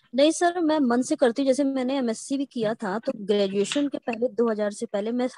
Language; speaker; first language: Hindi; non-native, local second language; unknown